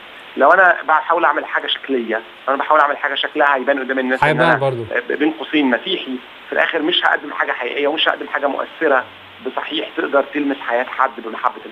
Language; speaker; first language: Arabic; native; Arabic